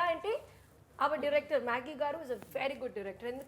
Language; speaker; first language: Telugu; non-native, learner; Malayalam